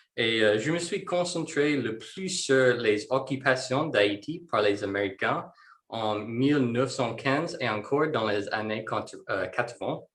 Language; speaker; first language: French; non-native, learner; English